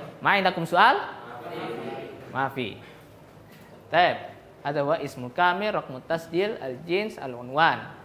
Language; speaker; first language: Arabic; non-native, fluent; Indonesian